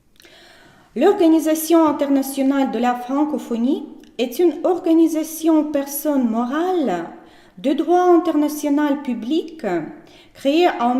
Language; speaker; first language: French; non-native, fluent; Russian